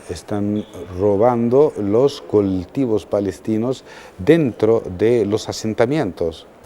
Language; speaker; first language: Spanish; non-native, fluent; Arabic